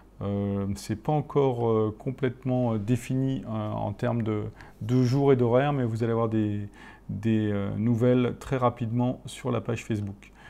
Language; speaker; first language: French; native; French